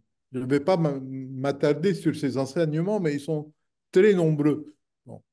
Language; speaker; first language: French; non-native, local second language; Arabic